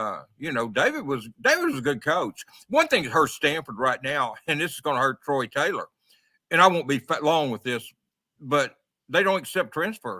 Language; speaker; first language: English; native; English